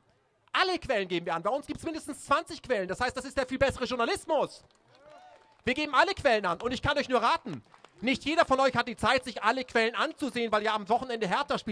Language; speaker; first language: German; native; German